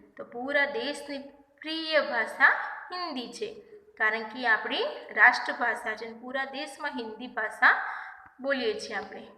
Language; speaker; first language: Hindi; non-native, local second language; Gujarati